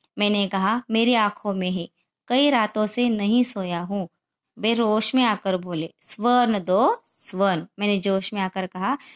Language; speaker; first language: Hindi; non-native, local second language; Marathi